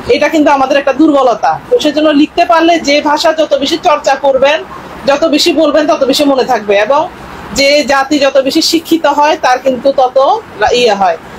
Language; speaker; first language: Bangla; non-native, local second language; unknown